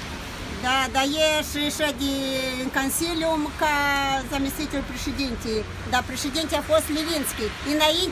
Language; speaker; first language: Romanian; non-native, local second language; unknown